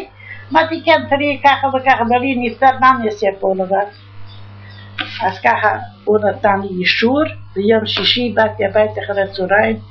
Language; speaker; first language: Hebrew; non-native, fluent; Yiddish